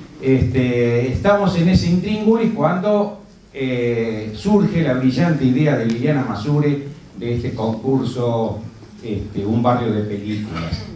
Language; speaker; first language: Spanish; native; Spanish